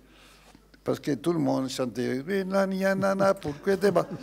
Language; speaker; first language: French; non-native, learner; Spanish